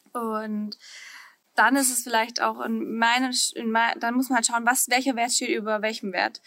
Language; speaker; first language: German; native; German